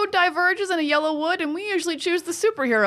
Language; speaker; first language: English; native; English